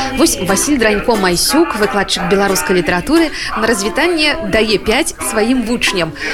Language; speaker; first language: Belarusian; native; Belarusian